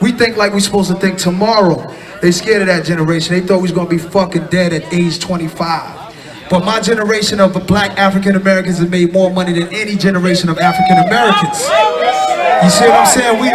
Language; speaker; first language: English; native; English